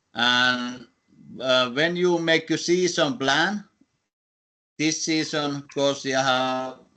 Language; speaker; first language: English; non-native, learner; Finnish